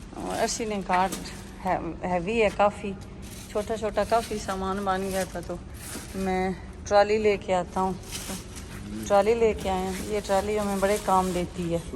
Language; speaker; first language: Urdu; native; Urdu